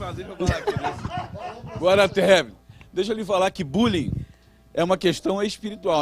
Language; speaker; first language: Portuguese; native; Portuguese